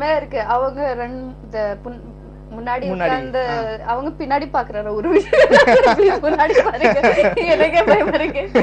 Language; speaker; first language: Tamil; non-native, local second language; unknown